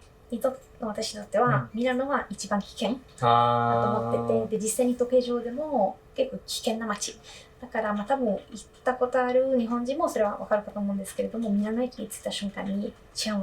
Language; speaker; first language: Japanese; non-native, fluent; Italian